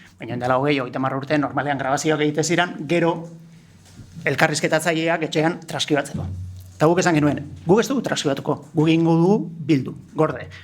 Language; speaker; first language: Basque; native; Basque